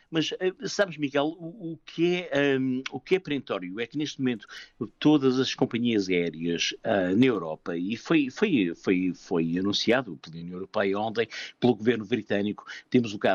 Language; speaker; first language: Portuguese; native; Portuguese